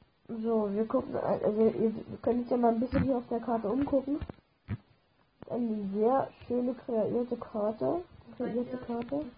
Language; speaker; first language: German; native; German